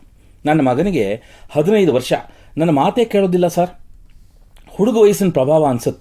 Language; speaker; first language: Kannada; native; Kannada